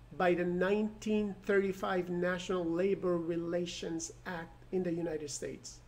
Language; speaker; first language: English; non-native, fluent; Persian